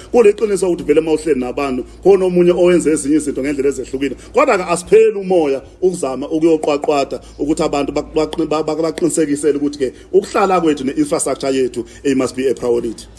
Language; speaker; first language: Zulu; native; Zulu